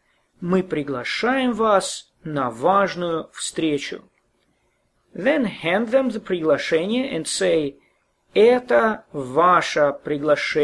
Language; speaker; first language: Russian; non-native, fluent; English